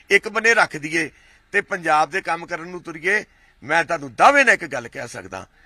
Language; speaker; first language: Punjabi; native; Punjabi